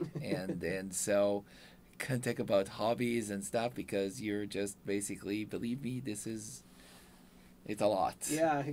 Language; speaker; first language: English; non-native, fluent; Hebrew